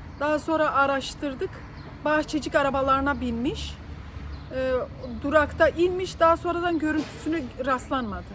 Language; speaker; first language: Turkish; native; Turkish